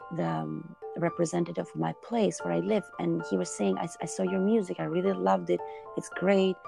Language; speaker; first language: English; non-native, fluent; Albanian